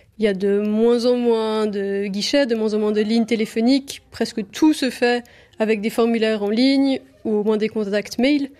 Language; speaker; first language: French; native; French